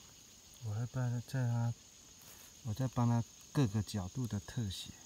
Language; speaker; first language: Chinese; native; Chinese